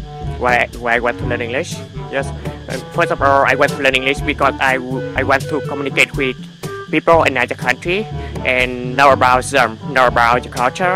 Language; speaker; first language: English; non-native, learner; Vietnamese